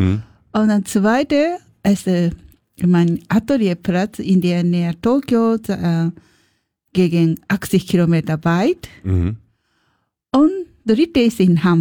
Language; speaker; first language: German; non-native, learner; Japanese